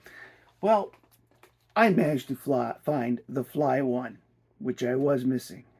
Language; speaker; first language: English; native; English